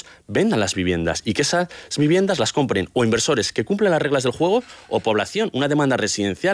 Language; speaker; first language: Spanish; native; Spanish